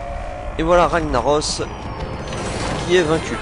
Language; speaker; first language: French; native; French